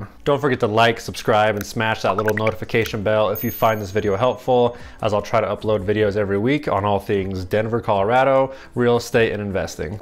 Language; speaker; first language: English; native; English